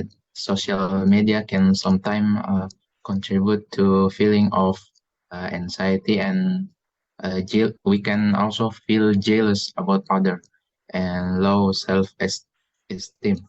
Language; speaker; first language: English; non-native, learner; Indonesian